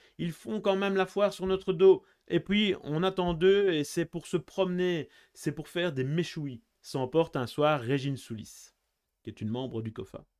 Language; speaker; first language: French; native; French